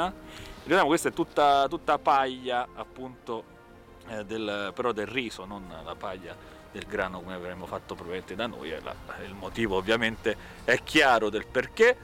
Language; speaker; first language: Italian; native; Italian